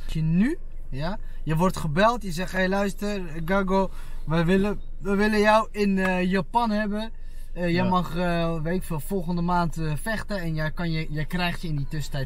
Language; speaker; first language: Dutch; native; Dutch